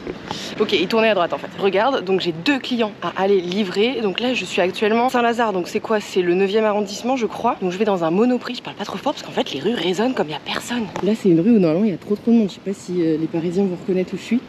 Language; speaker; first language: French; native; French